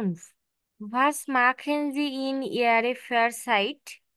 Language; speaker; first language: German; non-native, learner; Bangla